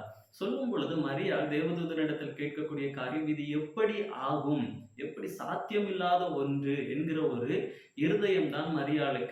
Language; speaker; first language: Tamil; native; Tamil